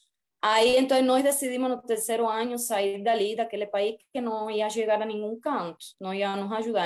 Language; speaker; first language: Portuguese; non-native, fluent; Spanish